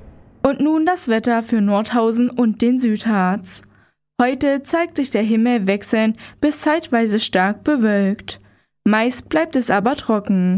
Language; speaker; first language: German; native; German